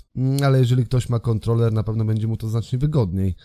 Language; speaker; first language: Polish; native; Polish